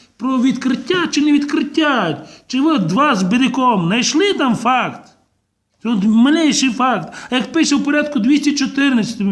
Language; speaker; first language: Ukrainian; native; Ukrainian